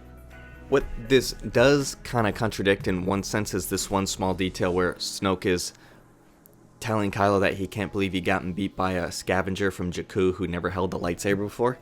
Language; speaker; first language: English; native; English